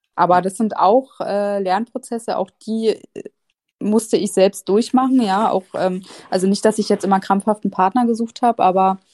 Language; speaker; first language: German; native; German